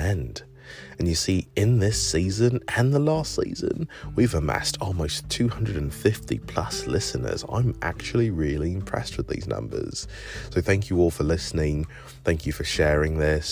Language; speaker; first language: English; native; English